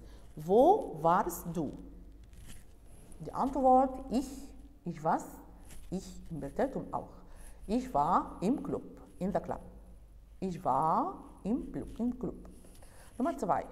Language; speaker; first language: German; non-native, fluent; Arabic